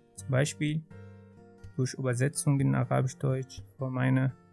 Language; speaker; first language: German; non-native, fluent; Arabic